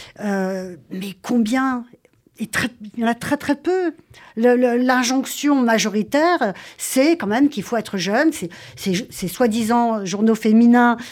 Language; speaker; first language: French; native; French